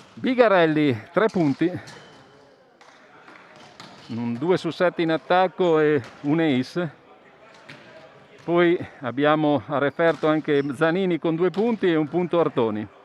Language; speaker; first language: Italian; native; Italian